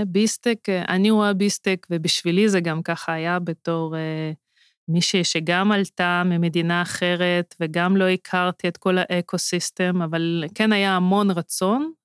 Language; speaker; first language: Hebrew; non-native, fluent; Russian